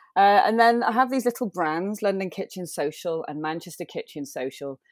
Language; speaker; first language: English; native; English